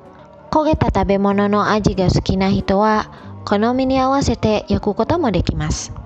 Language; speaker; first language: Japanese; non-native, fluent; Indonesian